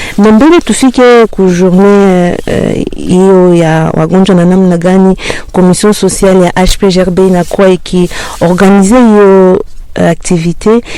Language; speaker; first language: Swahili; native; Swahili